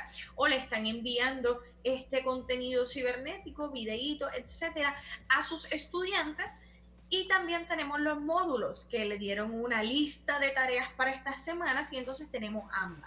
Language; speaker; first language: Spanish; native; Spanish